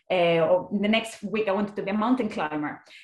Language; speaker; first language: English; non-native, fluent; Spanish